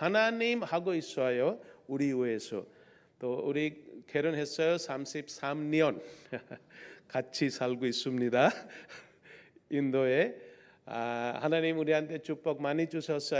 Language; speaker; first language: Korean; non-native, learner; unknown